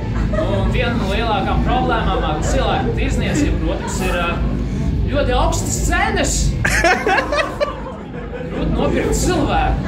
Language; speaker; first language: Latvian; non-native, local second language; Russian